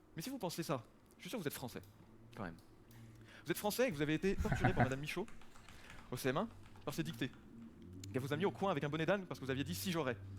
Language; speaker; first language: French; native; French